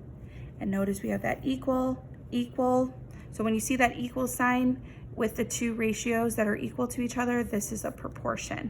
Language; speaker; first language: English; native; English